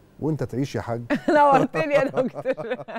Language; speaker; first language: Arabic; native; Arabic